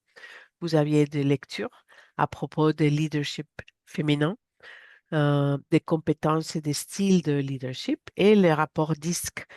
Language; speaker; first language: French; non-native, fluent; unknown